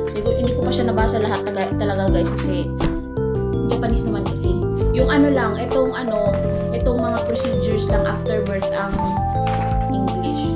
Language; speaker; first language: Filipino; native; Filipino